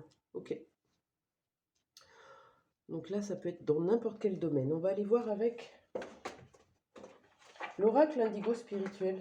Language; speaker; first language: French; native; French